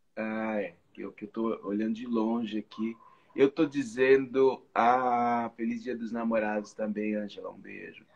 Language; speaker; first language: Portuguese; native; Portuguese